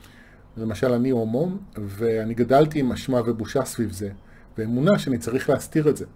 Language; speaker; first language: Hebrew; native; Hebrew